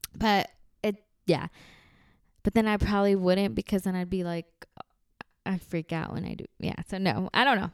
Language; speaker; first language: English; early bilingual, heritage; Spanish